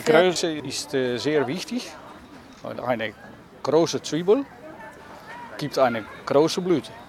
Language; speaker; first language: German; non-native, learner; Dutch